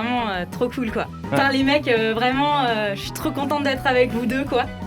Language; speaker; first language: French; native; French